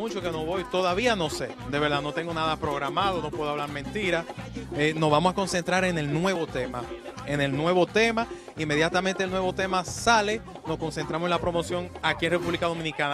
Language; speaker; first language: Spanish; native; Spanish